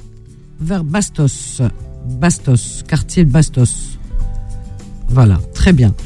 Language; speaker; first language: French; native; French